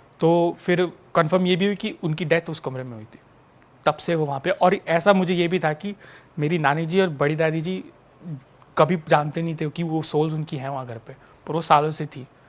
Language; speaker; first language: Hindi; native; Hindi